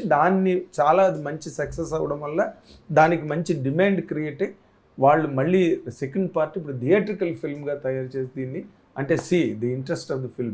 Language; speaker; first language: Telugu; native; Telugu